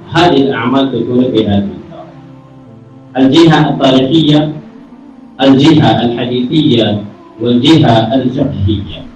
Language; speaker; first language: Arabic; non-native, fluent; Urdu